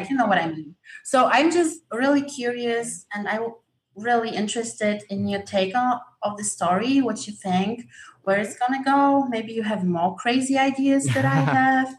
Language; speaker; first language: English; non-native, learner; Polish